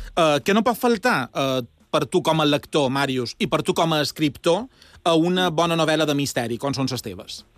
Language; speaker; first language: Catalan; native; Catalan